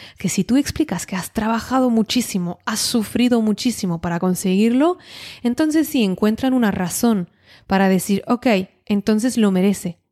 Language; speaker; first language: Spanish; non-native, fluent; French